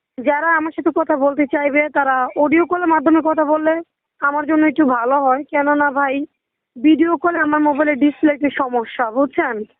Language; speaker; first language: Bangla; non-native, local second language; Chakma